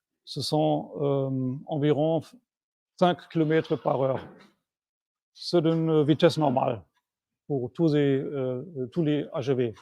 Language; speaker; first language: French; non-native, fluent; German